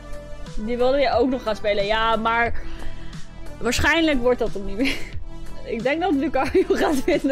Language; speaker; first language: Dutch; native; Dutch